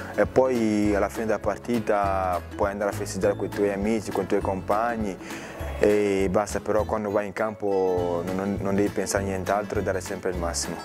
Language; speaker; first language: Italian; early bilingual, other home language; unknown